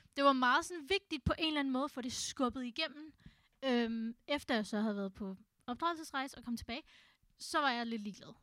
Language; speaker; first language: Danish; early bilingual, other home language; Urdu